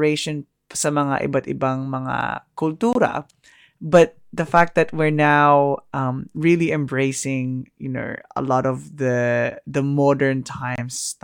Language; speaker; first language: English; non-native, local second language; Filipino